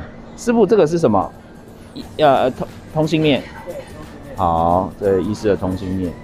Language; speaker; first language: Chinese; native; Chinese